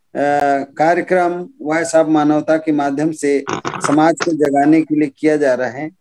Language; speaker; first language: Hindi; native; Hindi